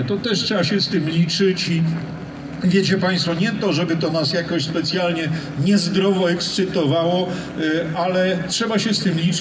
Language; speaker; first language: Polish; native; Polish